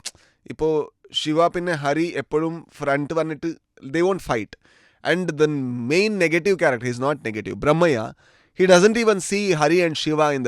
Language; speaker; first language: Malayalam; non-native, learner; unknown